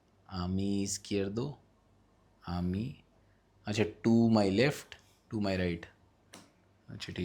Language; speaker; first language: Spanish; non-native, learner; Hindi